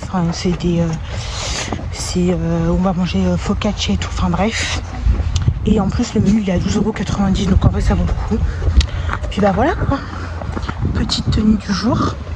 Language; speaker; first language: French; native; French